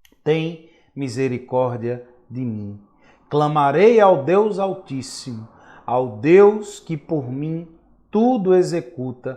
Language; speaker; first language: Portuguese; native; Portuguese